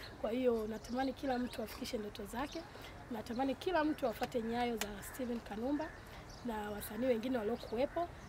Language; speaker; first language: Swahili; native; Swahili